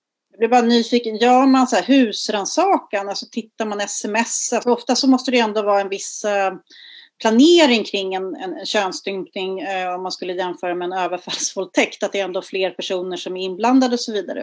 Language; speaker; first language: Swedish; native; Swedish